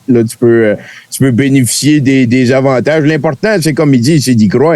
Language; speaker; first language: French; native; French